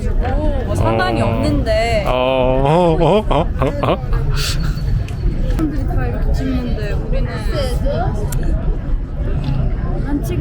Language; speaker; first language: Korean; non-native, fluent; Persian